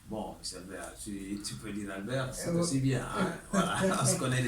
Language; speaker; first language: French; native; French